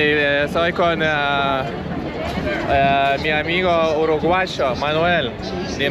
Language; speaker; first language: Spanish; non-native, learner; Lithuanian